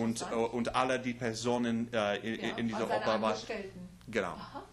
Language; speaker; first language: German; non-native, learner; English